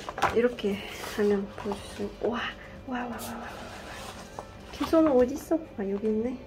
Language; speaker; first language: Korean; non-native, learner; Kazakh